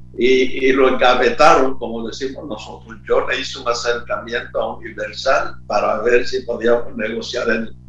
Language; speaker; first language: Spanish; native; Spanish